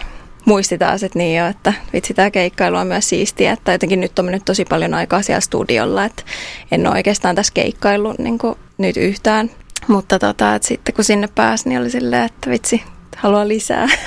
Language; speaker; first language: Finnish; native; Finnish